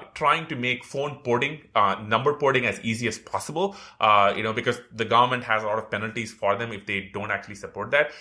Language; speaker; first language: English; non-native, local second language; Tamil